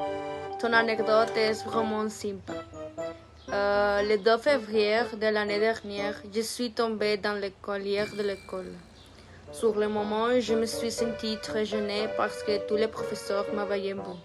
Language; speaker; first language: French; non-native, learner; Spanish